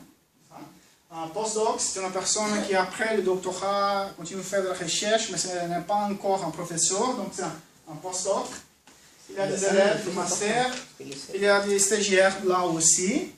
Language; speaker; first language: French; non-native, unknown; Portuguese